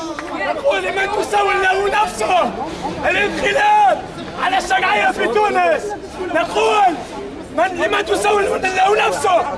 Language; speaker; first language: Arabic; native; Arabic